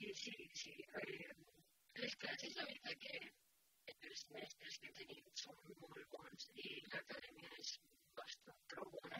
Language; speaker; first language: Catalan; non-native, local second language; Spanish